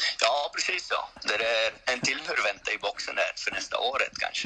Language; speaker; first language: Swedish; non-native, learner; French